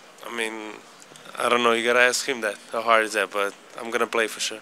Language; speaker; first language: English; non-native, fluent; Slovenian